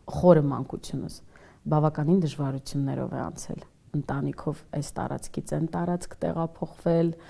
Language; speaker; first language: Armenian; native; Armenian